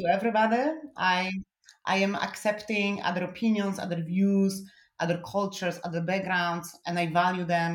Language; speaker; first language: English; non-native, fluent; Polish